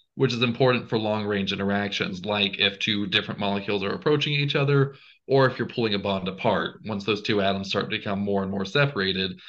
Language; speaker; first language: English; native; English